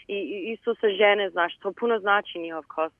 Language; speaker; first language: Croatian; early bilingual, heritage; Bosnian